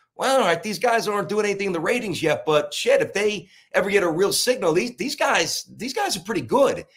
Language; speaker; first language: English; native; English